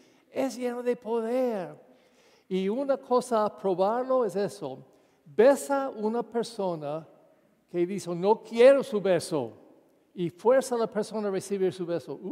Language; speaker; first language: Spanish; non-native, fluent; English